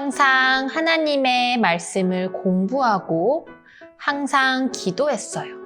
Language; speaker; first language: Korean; native; Korean